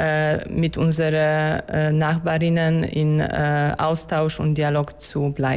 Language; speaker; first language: German; non-native, fluent; Polish